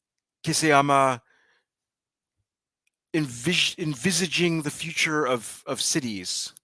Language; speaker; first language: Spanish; non-native, learner; English